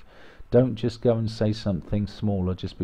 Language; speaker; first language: English; native; English